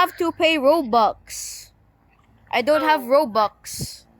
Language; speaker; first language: English; non-native, local second language; Filipino